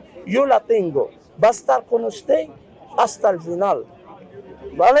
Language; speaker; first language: Spanish; non-native, fluent; Arabic